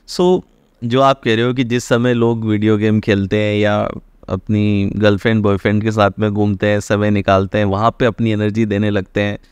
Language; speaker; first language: Hindi; native; Hindi